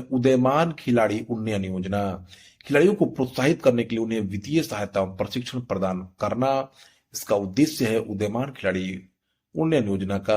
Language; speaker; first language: Hindi; native; Hindi